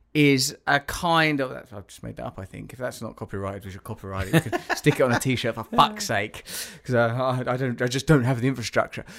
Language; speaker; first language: English; native; English